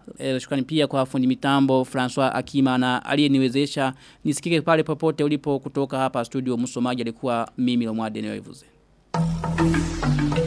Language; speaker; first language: Swahili; non-native, local second language; Rundi